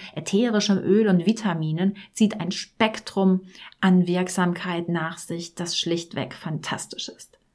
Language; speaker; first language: German; native; German